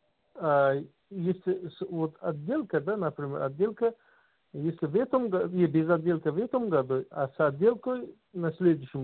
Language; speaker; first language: Russian; non-native, learner; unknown